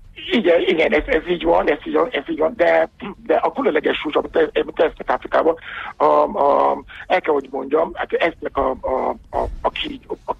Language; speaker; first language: Hungarian; non-native, learner; Yoruba